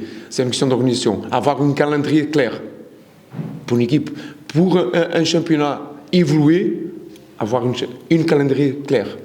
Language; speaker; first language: French; non-native, learner; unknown